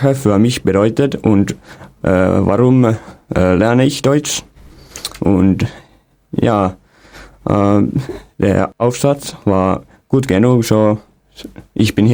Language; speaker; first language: German; non-native, learner; Finnish